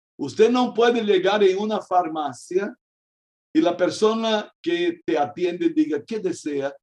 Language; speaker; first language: Spanish; non-native, fluent; Portuguese